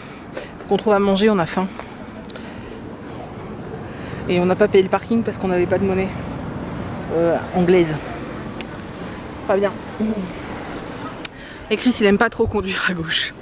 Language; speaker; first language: French; native; French